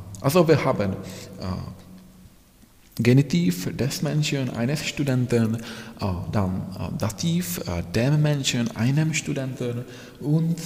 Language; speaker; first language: German; non-native, fluent; Czech